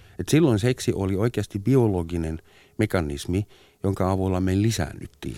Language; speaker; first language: Finnish; non-native, fluent; German